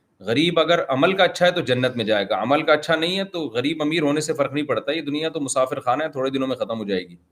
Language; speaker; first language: Urdu; native; Urdu